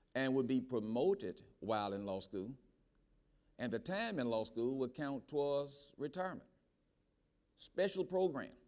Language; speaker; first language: English; native; English